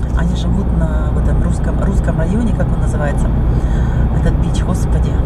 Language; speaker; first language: Russian; native; Russian